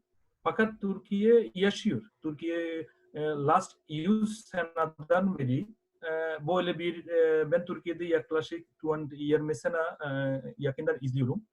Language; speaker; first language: Turkish; non-native, fluent; Bangla